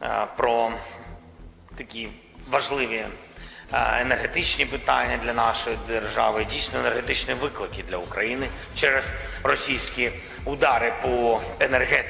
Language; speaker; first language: Ukrainian; non-native, local second language; Russian